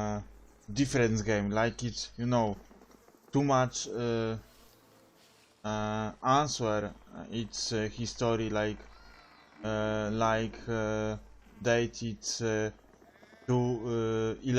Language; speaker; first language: English; non-native, learner; Polish